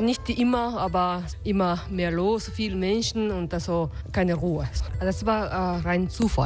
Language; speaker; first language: German; non-native, learner; Japanese